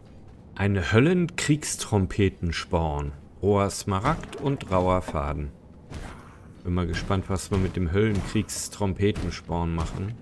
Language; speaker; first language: German; native; German